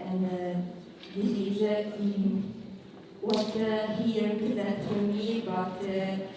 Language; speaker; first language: English; non-native, learner; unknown